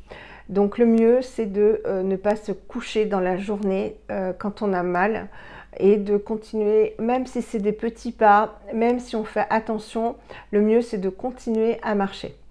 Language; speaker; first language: French; native; French